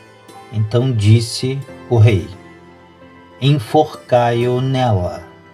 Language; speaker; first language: Portuguese; native; Portuguese